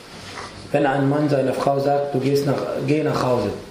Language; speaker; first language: German; non-native, fluent; Arabic